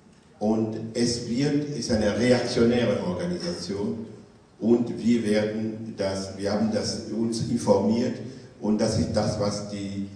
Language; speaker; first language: German; non-native, fluent; French